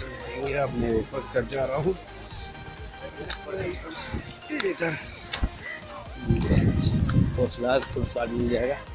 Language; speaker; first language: Hindi; native; Hindi